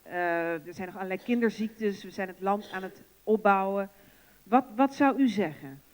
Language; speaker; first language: Dutch; native; Dutch